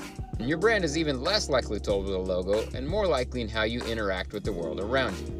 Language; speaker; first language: English; native; English